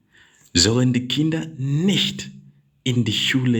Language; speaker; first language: German; non-native, learner; English